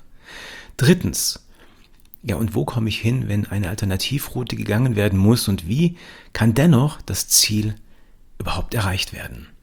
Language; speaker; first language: German; native; German